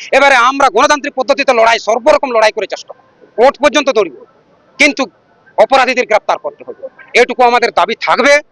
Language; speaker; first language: Bangla; non-native, local second language; Santali